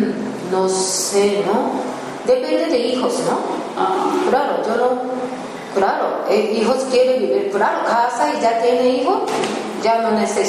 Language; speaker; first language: Spanish; non-native, learner; Japanese